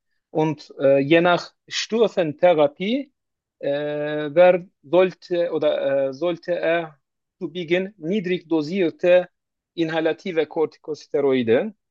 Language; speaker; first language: German; non-native, learner; Turkish